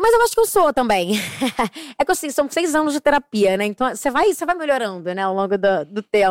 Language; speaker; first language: Portuguese; native; Portuguese